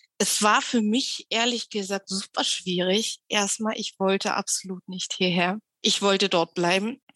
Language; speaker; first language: German; early bilingual, other home language; Russian